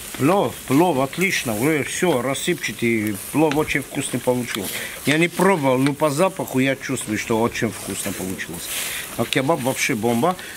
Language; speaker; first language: Russian; non-native, fluent; Armenian